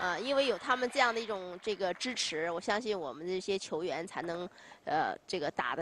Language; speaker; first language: Chinese; native; Chinese